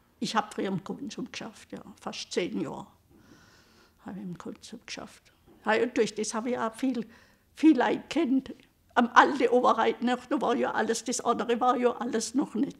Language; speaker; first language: German; early bilingual, heritage; German